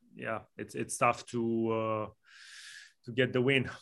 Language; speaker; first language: English; non-native, fluent; Romanian